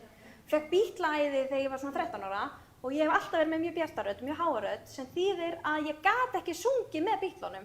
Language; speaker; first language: Icelandic; native; Icelandic